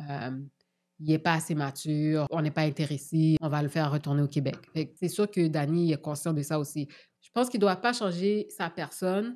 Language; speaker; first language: French; native; French